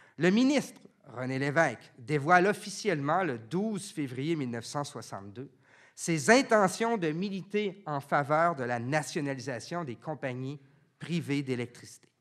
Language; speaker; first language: French; native; French